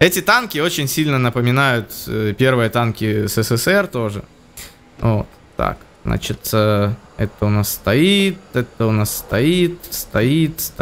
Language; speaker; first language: Russian; native; Russian